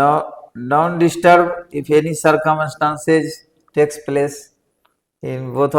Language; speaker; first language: English; non-native, learner; Hindi